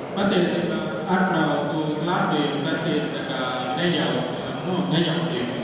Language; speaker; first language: Latvian; non-native, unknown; Vietnamese